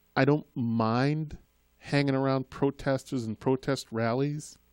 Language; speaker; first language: English; native; English